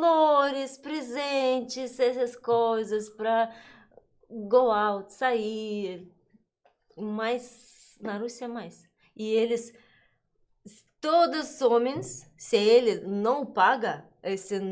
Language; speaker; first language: Portuguese; non-native, learner; Russian